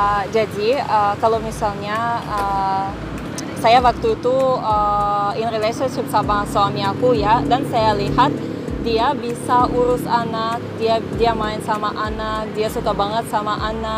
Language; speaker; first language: Indonesian; non-native, fluent; Russian